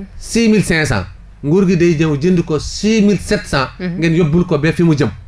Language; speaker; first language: Wolof; non-native, local second language; Fula